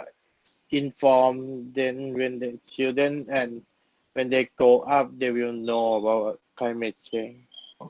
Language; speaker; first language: English; non-native, learner; Thai